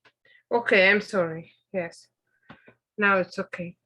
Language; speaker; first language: English; non-native, learner; Russian